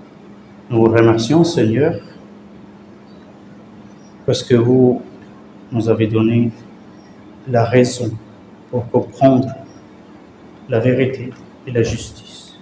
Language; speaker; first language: French; non-native, fluent; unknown